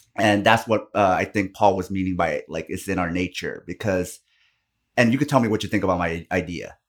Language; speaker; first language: English; non-native, fluent; Korean